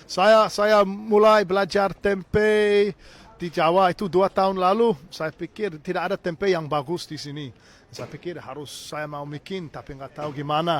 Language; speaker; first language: Indonesian; non-native, learner; English